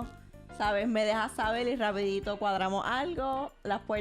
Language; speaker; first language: Spanish; native; Spanish